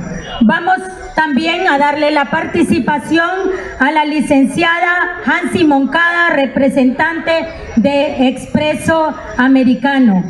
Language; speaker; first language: Spanish; native; Spanish